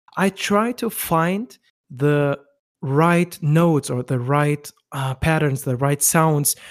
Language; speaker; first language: English; non-native, fluent; German